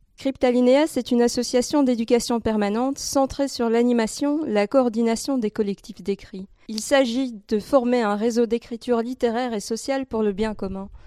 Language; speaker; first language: French; native; French